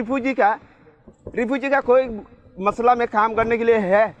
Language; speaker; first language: Hindi; non-native, learner; Rohingya